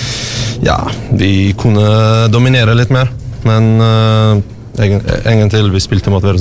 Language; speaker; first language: Norwegian; non-native, learner; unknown